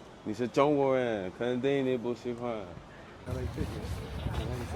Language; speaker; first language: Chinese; non-native, learner; English